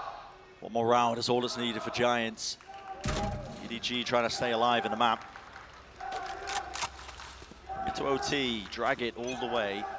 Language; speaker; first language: English; native; English